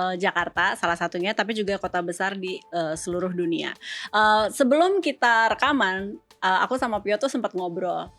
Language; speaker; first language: Indonesian; native; Indonesian